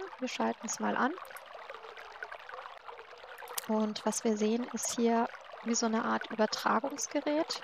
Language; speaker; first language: German; native; German